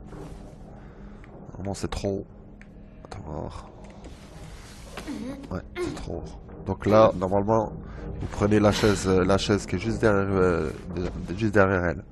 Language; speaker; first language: French; native; French